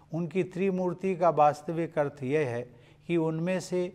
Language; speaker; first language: Hindi; native; Hindi